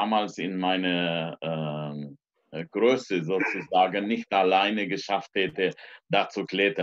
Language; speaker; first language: German; non-native, fluent; Romanian